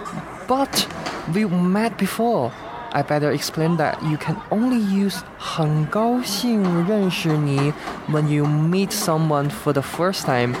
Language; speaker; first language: English; non-native, fluent; Chinese